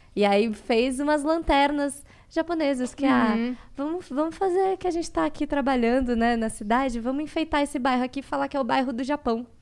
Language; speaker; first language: Portuguese; native; Portuguese